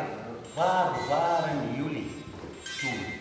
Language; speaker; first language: Dutch; non-native, learner; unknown